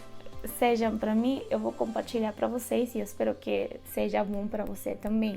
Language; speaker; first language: Portuguese; non-native, fluent; Spanish